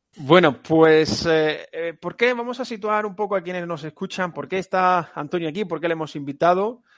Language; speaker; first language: Spanish; native; Spanish